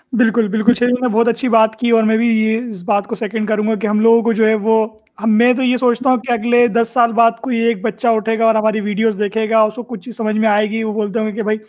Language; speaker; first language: Urdu; native; Urdu